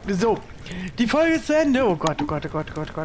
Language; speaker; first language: German; native; German